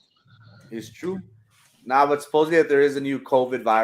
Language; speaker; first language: English; early bilingual, other home language; Spanish